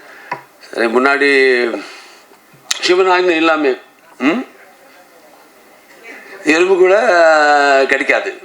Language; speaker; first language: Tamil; non-native, learner; Telugu